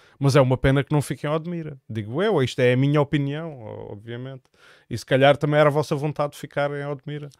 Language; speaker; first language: Portuguese; native; Portuguese